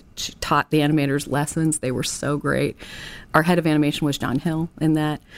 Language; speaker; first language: English; native; English